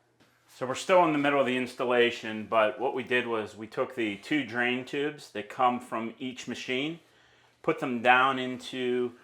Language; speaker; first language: English; native; English